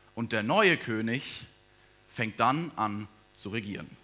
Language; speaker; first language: German; native; German